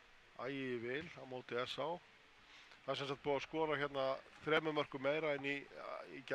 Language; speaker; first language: Icelandic; native; Icelandic